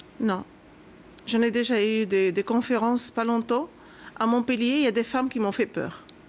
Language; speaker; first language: French; non-native, local second language; Arabic